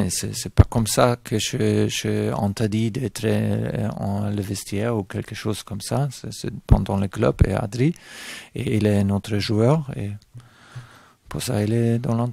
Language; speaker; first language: French; non-native, fluent; German